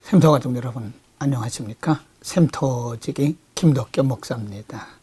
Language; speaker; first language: Korean; native; Korean